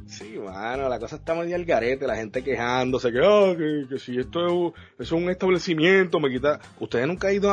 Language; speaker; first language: Spanish; native; Spanish